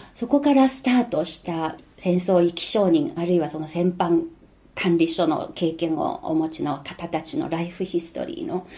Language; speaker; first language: Japanese; non-native, fluent; Chinese